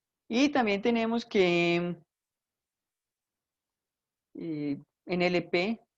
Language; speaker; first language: Spanish; native; Spanish